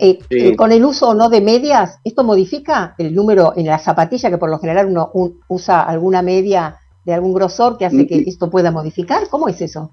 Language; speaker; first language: Spanish; native; Spanish